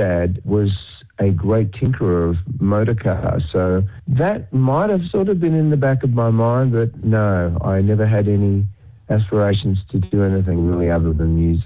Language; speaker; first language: English; native; English